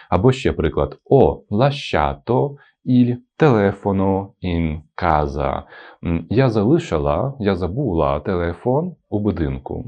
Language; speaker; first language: Ukrainian; non-native, local second language; Russian